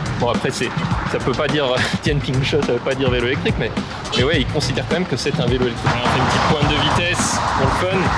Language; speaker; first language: French; native; French